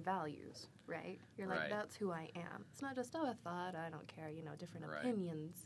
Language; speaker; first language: English; native; English